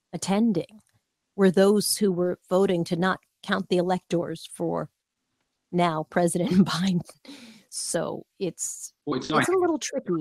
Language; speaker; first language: English; native; English